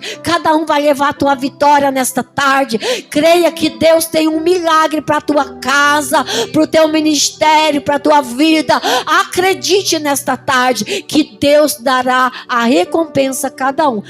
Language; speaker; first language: Portuguese; native; Portuguese